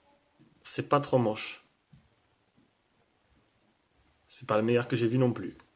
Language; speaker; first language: French; native; French